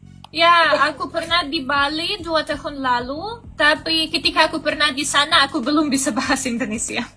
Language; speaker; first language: Indonesian; non-native, fluent; Russian